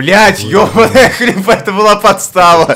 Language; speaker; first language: Russian; native; Russian